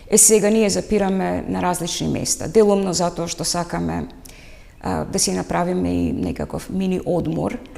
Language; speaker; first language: Macedonian; native; Macedonian